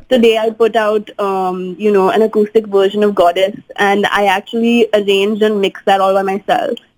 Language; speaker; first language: English; non-native, local second language; Hindi